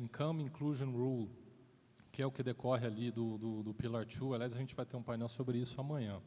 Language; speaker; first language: Portuguese; native; Portuguese